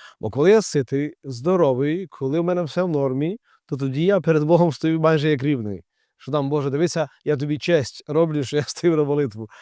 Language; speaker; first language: Ukrainian; native; Ukrainian